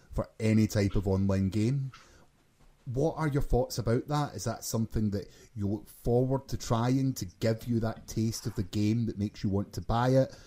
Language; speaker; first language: English; native; English